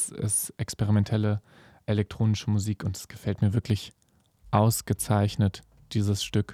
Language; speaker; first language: German; native; German